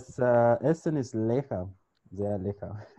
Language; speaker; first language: German; non-native, learner; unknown